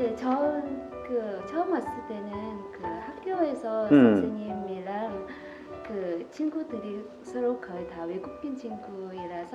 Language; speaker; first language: Korean; non-native, learner; Vietnamese